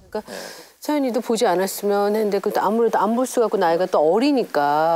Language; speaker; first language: Korean; native; Korean